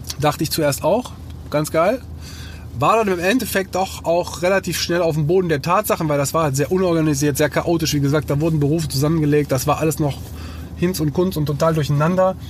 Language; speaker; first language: German; early bilingual, other home language; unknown